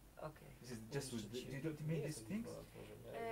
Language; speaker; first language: English; non-native, learner; Arabic